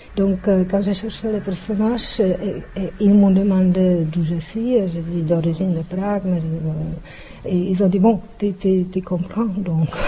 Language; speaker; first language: French; non-native, fluent; Czech